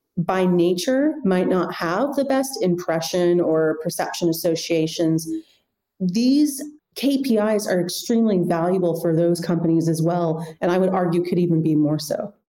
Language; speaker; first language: English; native; English